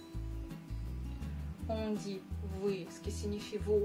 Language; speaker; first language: French; non-native, fluent; Russian